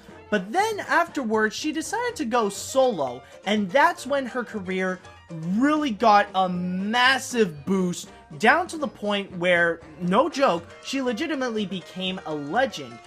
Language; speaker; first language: English; native; English